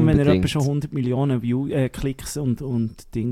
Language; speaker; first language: German; native; German